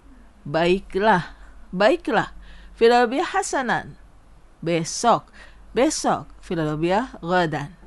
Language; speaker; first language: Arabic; non-native, fluent; Indonesian